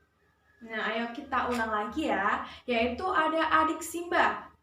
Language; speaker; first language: Indonesian; native; Indonesian